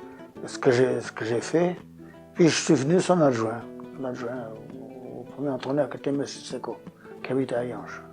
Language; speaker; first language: French; non-native, fluent; Portuguese